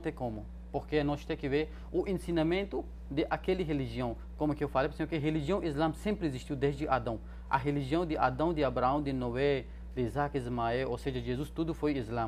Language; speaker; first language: Portuguese; non-native, fluent; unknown